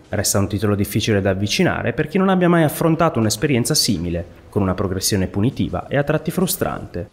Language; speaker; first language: Italian; native; Italian